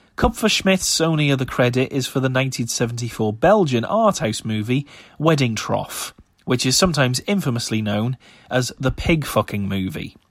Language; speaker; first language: English; native; English